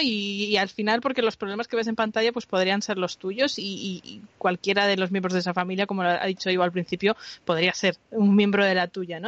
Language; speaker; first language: Spanish; native; Spanish